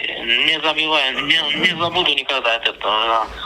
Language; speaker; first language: Russian; non-native, learner; Turkmen